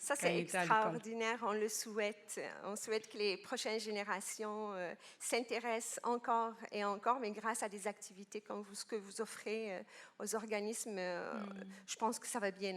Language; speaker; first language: French; non-native, local second language; Arabic